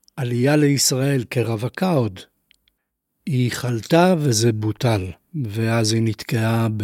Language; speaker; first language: Hebrew; non-native, fluent; Polish